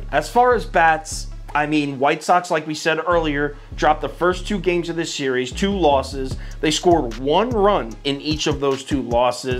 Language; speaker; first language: English; native; English